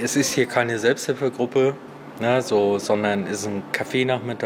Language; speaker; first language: German; native; German